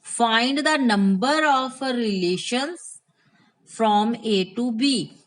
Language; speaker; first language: English; non-native, local second language; Punjabi